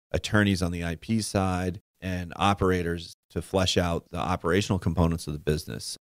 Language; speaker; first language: English; native; English